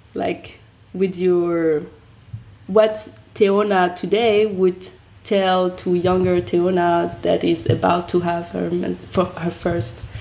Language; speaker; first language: English; non-native, fluent; French